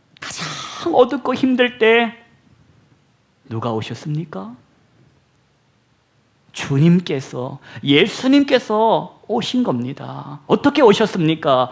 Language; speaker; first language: Korean; native; Korean